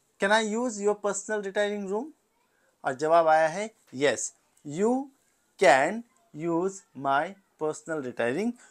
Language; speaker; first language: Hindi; non-native, local second language; Marathi